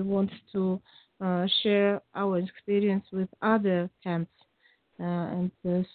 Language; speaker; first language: English; non-native, learner; Kazakh